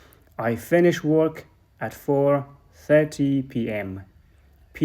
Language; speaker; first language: English; non-native, fluent; Persian